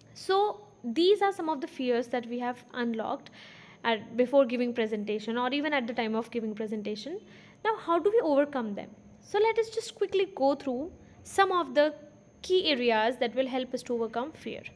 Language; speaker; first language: English; non-native, fluent; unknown